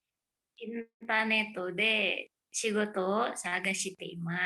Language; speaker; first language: Japanese; non-native, learner; Indonesian